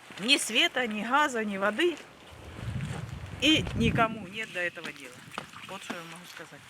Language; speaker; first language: Russian; native; Russian